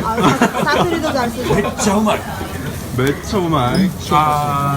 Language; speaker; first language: Korean; non-native, learner; Japanese